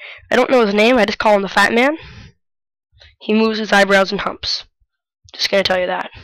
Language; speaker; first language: English; native; English